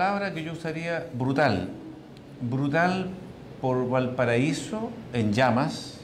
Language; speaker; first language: Spanish; native; Spanish